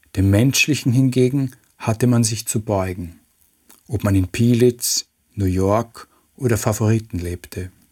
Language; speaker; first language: German; native; German